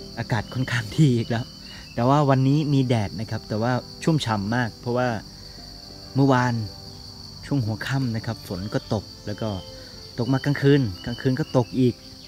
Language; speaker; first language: Thai; native; Thai